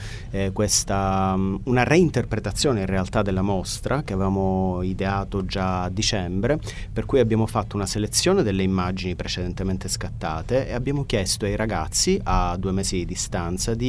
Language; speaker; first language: Italian; native; Italian